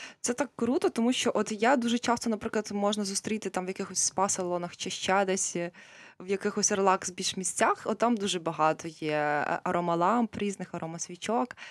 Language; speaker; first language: Ukrainian; native; Ukrainian